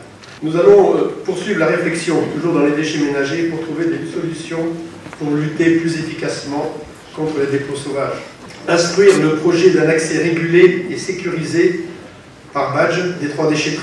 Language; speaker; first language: French; native; French